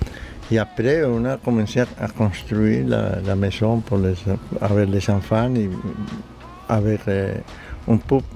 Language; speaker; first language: French; non-native, learner; Spanish